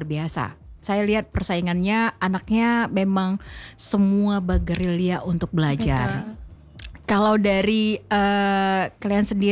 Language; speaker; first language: Indonesian; non-native, local second language; Achinese